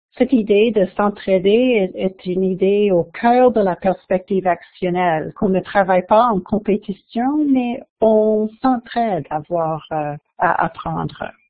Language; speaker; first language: French; non-native, local second language; English